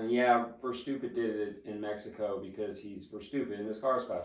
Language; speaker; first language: English; native; English